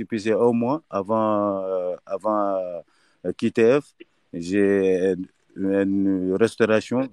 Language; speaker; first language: French; non-native, learner; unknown